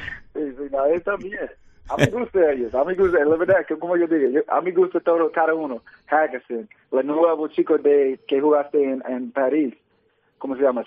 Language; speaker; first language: Spanish; early bilingual, heritage; English